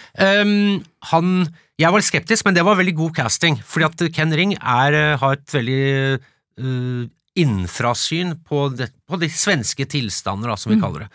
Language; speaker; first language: Norwegian; early bilingual, other home language; English